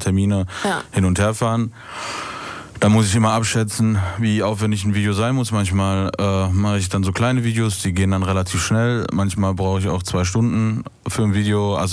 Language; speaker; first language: German; native; German